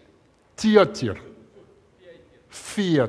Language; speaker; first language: Russian; non-native, learner; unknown